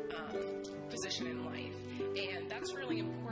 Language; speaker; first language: English; native; English